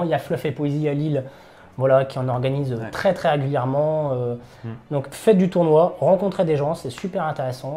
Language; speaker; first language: French; native; French